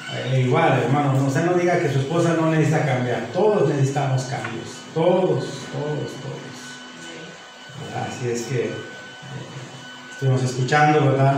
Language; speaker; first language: Spanish; native; Spanish